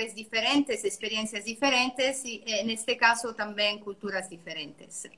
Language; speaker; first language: Portuguese; non-native, learner; Italian